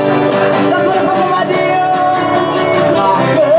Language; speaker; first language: German; native; German